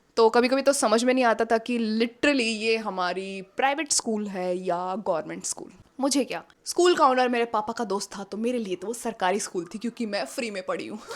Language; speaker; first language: Hindi; native; Hindi